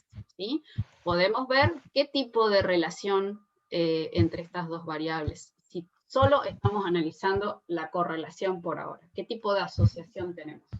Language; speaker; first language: Spanish; native; Spanish